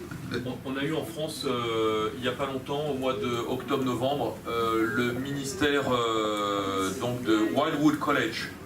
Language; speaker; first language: French; native; French